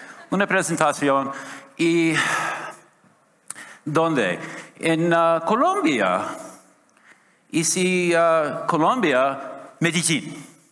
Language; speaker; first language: Spanish; non-native, learner; English